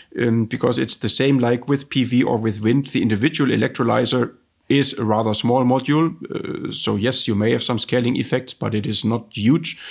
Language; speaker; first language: English; non-native, fluent; German